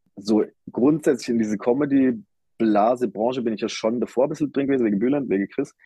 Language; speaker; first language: German; native; German